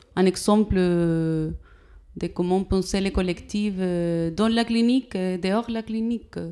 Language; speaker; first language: French; non-native, fluent; Spanish